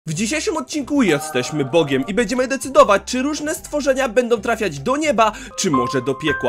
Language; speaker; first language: Polish; native; Polish